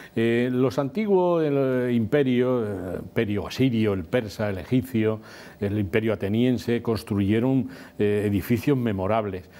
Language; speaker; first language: Spanish; native; Spanish